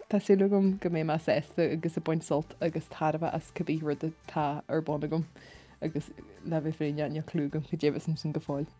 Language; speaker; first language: Irish; native; Irish